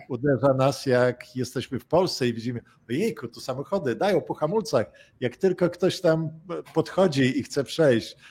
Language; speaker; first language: Polish; native; Polish